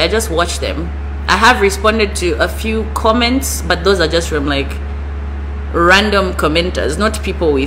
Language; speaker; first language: English; non-native, local second language; Bemba